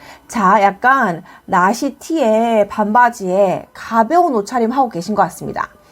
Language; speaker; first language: Korean; native; Korean